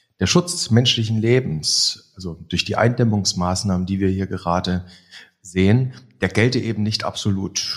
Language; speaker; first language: German; native; German